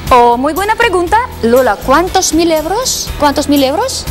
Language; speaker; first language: Spanish; non-native, learner; Russian